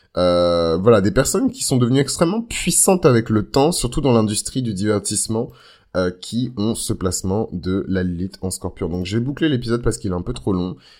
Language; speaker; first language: French; native; French